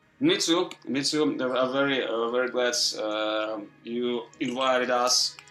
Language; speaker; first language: English; non-native, learner; Ukrainian